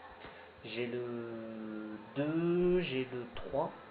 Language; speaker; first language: French; native; French